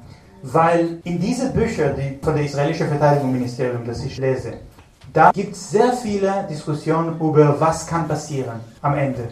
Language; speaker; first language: German; non-native, fluent; Hebrew